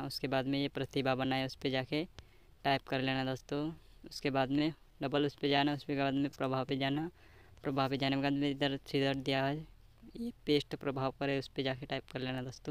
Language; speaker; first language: Hindi; native; Hindi